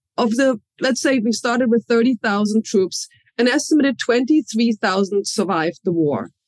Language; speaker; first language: English; non-native, fluent; German